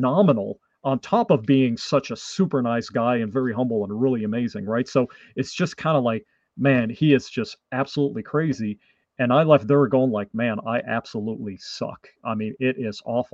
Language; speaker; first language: English; non-native, fluent; French